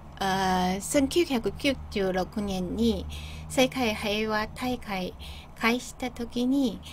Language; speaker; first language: Japanese; non-native, fluent; Chinese